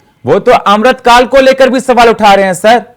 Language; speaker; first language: Hindi; native; Hindi